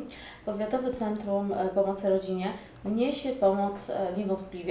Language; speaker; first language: Polish; native; Polish